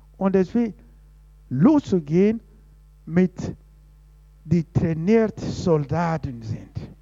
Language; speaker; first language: German; non-native, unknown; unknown